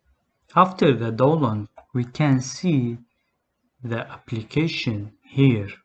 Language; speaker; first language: English; non-native, learner; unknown